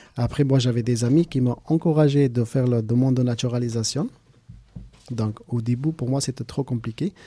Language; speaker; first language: French; non-native, fluent; Persian